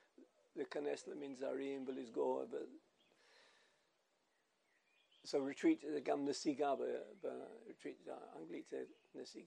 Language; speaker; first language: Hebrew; non-native, fluent; English